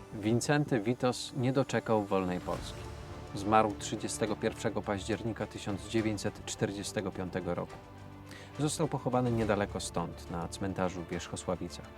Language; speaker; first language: Polish; native; Polish